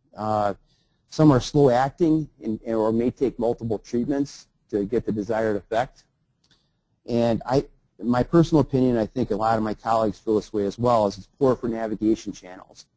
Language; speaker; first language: English; native; English